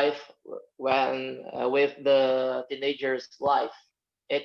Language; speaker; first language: English; non-native, fluent; Portuguese